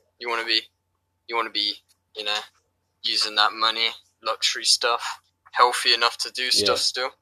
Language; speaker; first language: English; native; English